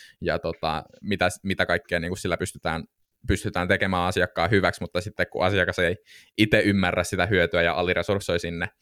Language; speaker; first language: Finnish; native; Finnish